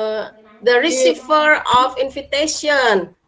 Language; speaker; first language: English; non-native, fluent; Indonesian